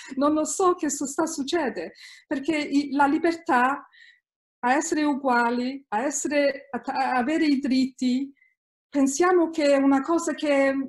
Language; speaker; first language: Italian; early bilingual, heritage; Italian